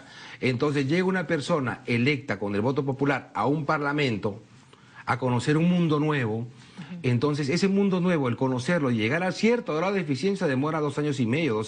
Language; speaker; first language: Spanish; native; Spanish